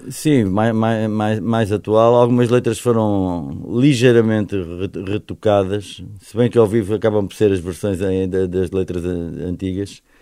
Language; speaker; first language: Portuguese; native; Portuguese